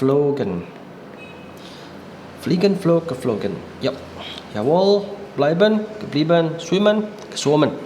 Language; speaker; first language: German; non-native, fluent; Indonesian